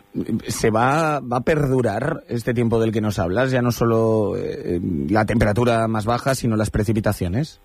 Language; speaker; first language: Spanish; native; Spanish